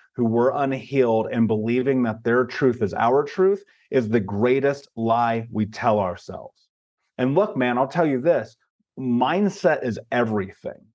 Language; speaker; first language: English; native; English